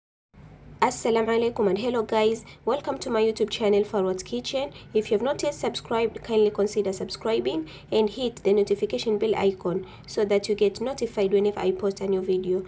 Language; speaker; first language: English; non-native, local second language; Swahili